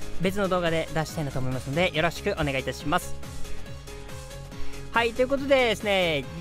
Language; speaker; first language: Japanese; native; Japanese